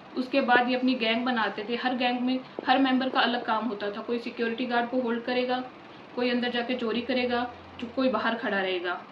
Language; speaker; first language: Hindi; non-native, local second language; Gujarati